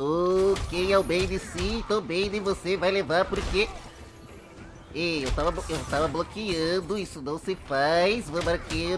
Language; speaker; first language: Portuguese; native; Portuguese